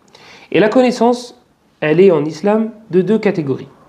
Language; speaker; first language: French; native; French